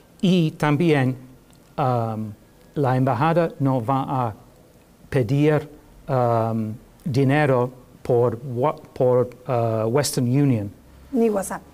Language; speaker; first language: Spanish; non-native, learner; English